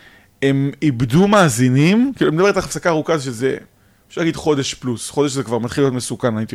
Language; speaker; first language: Hebrew; native; Hebrew